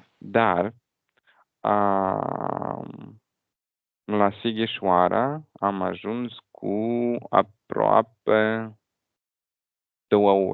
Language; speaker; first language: Romanian; non-native, fluent; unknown